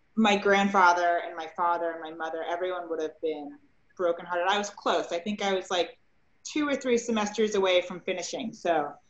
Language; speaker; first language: English; native; English